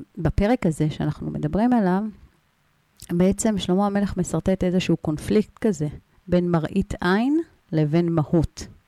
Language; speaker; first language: Hebrew; native; Hebrew